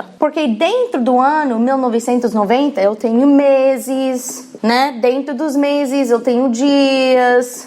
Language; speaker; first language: Portuguese; non-native, fluent; English